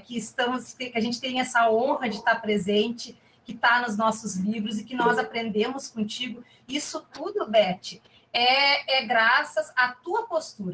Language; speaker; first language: Portuguese; native; Portuguese